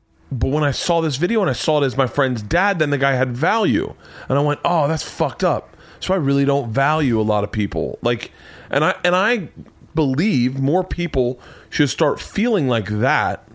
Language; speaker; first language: English; native; English